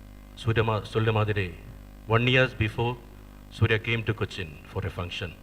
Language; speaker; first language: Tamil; non-native, learner; Malayalam